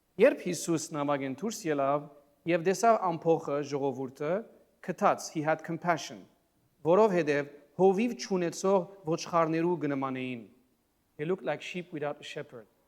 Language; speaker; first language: Armenian; early bilingual, heritage; Armenian